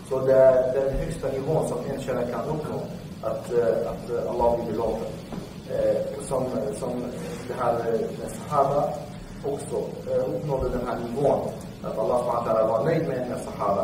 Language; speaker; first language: Swedish; non-native, fluent; Arabic